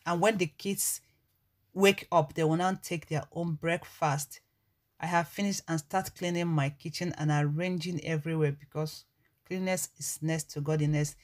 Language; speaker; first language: English; non-native, local second language; Igbo